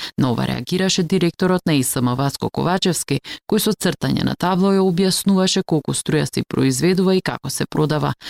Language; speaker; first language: Macedonian; native; Macedonian